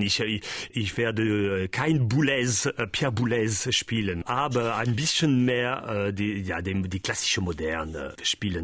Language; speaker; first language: German; non-native, learner; French